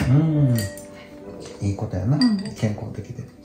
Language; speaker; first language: Japanese; native; Japanese